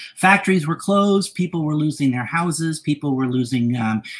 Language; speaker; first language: English; native; English